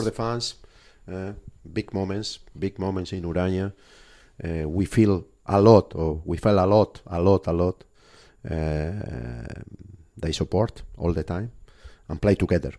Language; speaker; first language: English; non-native, learner; Spanish